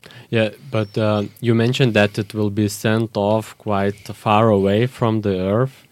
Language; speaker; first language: English; non-native, fluent; Lithuanian